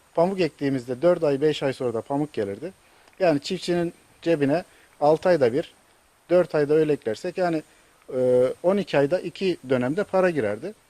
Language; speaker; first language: Turkish; native; Turkish